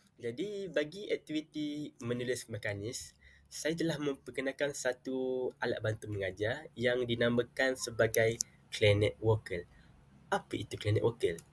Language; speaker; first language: Malay; native; Malay